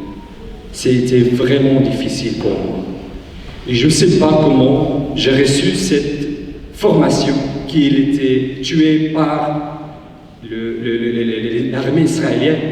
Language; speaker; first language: French; non-native, fluent; Arabic